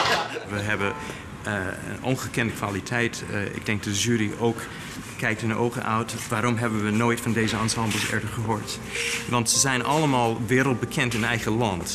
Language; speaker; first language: Dutch; non-native, fluent; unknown